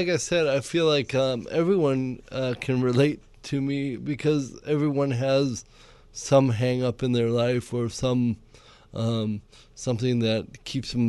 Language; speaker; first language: English; native; English